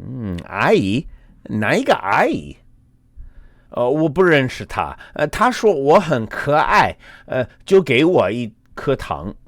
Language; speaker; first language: Chinese; non-native, fluent; English